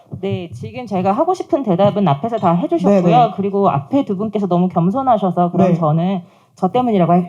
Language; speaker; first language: Korean; native; Korean